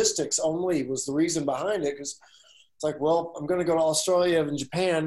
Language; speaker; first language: English; native; English